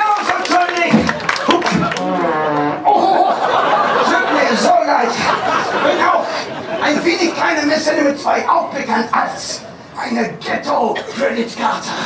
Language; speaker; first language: German; non-native, fluent; English